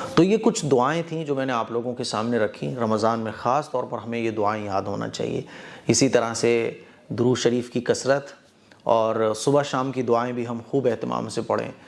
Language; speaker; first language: Urdu; native; Urdu